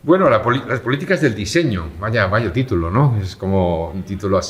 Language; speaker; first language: Spanish; native; Spanish